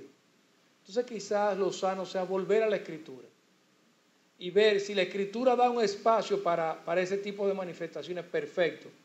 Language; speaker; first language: Spanish; native; Spanish